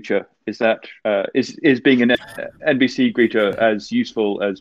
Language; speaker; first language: English; native; English